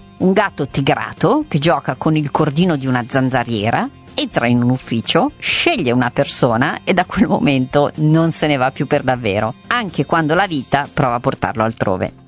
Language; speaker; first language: Italian; native; Italian